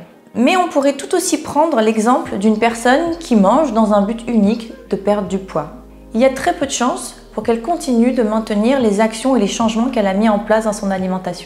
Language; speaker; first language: French; native; French